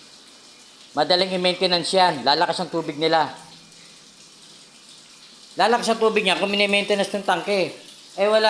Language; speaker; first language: Filipino; native; Filipino